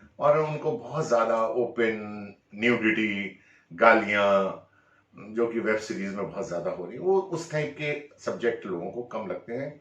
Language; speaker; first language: Hindi; native; Hindi